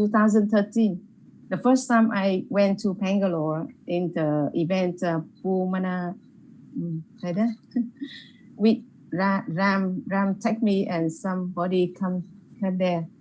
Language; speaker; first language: English; non-native, learner; Vietnamese